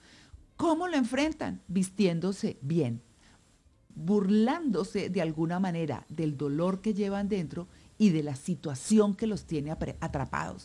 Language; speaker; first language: Spanish; native; Spanish